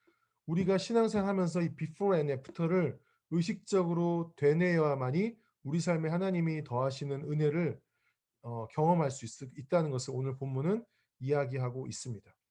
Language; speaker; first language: Korean; native; Korean